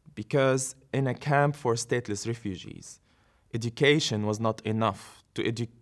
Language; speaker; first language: English; non-native, fluent; Arabic